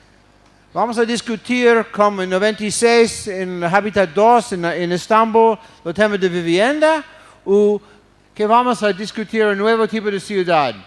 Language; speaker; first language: Spanish; non-native, fluent; English